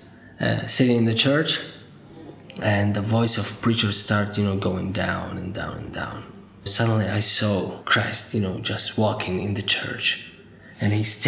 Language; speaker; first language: English; non-native, fluent; Arabic